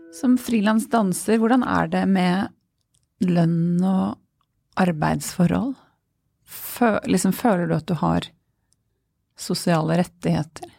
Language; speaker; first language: Norwegian; native; Norwegian